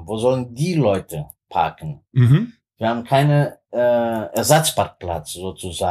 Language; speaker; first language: German; non-native, fluent; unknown